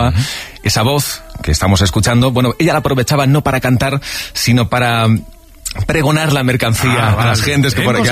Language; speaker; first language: Spanish; native; Spanish